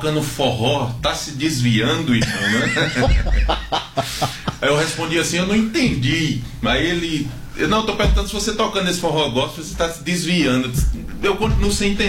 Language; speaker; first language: Portuguese; native; Portuguese